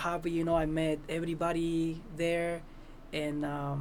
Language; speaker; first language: English; non-native, fluent; Spanish